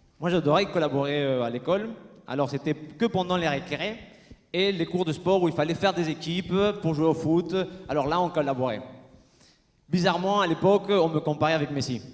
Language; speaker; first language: French; non-native, fluent; Spanish